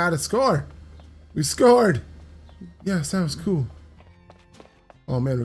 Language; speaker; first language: English; native; English